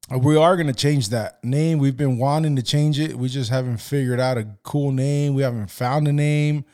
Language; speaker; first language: English; early bilingual, other home language; Spanish